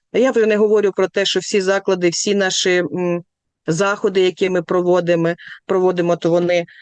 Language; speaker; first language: Ukrainian; native; Ukrainian